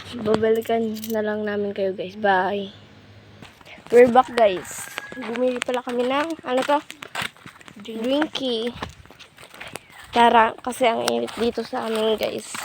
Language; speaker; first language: Filipino; non-native, local second language; Bikol